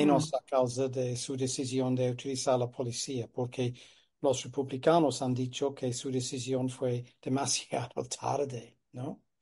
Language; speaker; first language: Spanish; non-native, fluent; English